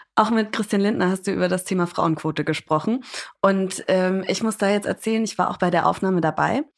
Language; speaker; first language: German; early bilingual, other home language; English